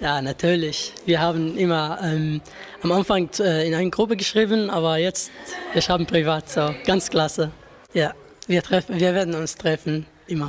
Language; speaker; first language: German; non-native, learner; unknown